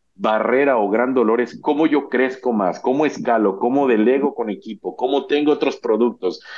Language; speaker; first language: Spanish; native; Spanish